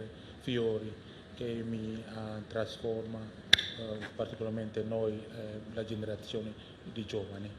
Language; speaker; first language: Italian; non-native, fluent; Indonesian